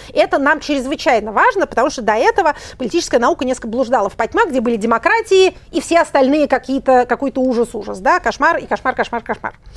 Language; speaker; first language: Russian; native; Russian